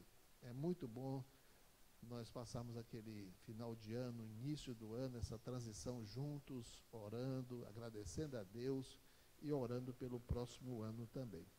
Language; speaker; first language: Portuguese; native; Portuguese